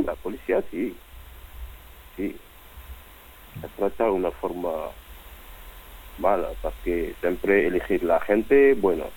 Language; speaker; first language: Spanish; non-native, learner; Wolof